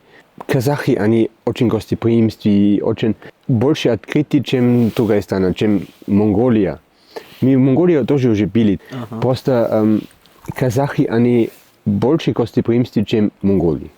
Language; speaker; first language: Russian; non-native, learner; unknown